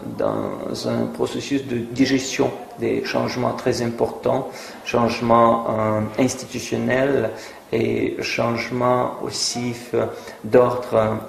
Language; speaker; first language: French; non-native, fluent; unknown